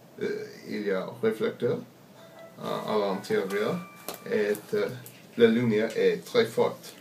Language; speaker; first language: French; non-native, learner; English